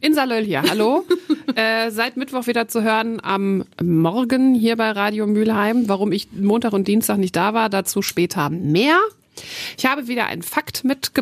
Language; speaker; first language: German; native; German